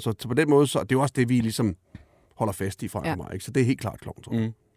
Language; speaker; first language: Danish; native; Danish